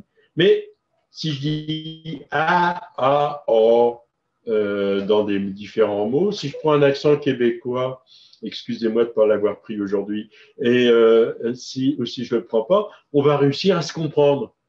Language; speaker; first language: French; native; French